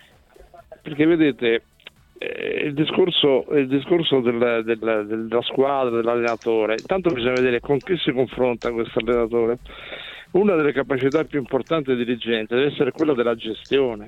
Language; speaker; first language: Italian; native; Italian